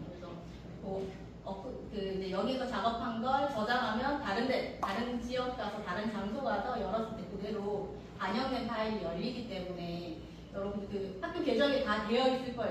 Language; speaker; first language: Korean; native; Korean